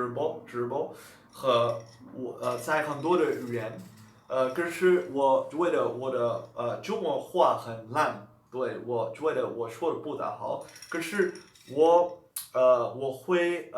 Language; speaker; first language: Chinese; non-native, learner; Dutch